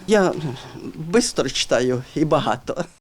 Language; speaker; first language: Ukrainian; non-native, local second language; Russian